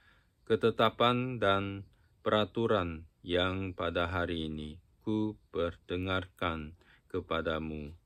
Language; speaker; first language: Indonesian; non-native, fluent; Japanese